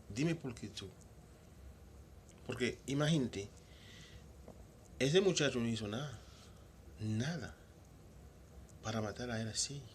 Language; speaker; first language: Spanish; non-native, local second language; Haitian Creole